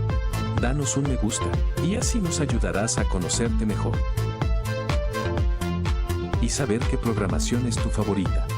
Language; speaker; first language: Spanish; native; Spanish